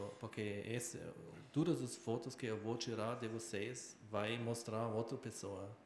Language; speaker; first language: Portuguese; non-native, learner; German